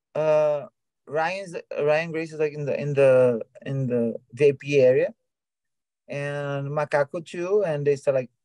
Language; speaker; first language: English; non-native, learner; Portuguese